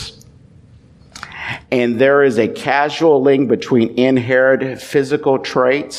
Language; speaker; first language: English; native; English